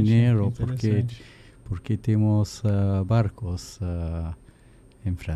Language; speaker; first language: Portuguese; non-native, learner; French